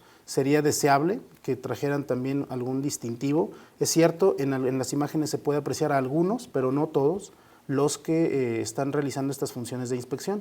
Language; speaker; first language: Spanish; native; Spanish